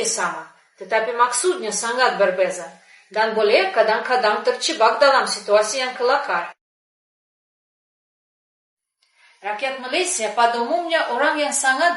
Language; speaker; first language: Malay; non-native, fluent; Russian